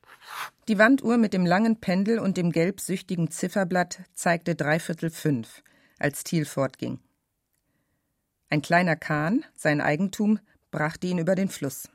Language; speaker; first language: German; native; German